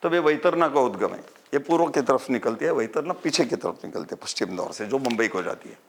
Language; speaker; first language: Hindi; non-native, local second language; Marathi